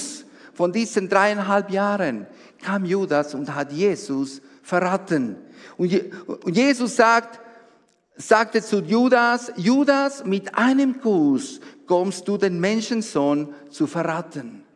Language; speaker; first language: German; non-native, fluent; Spanish